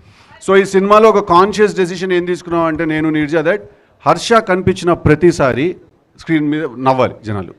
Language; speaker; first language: Telugu; native; Telugu